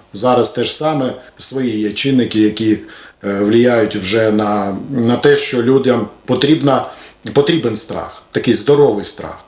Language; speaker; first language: Ukrainian; non-native, local second language; Russian